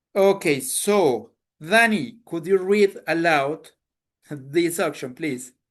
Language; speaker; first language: English; non-native, fluent; Spanish